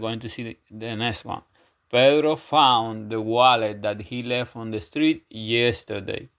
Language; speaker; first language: English; non-native, fluent; Spanish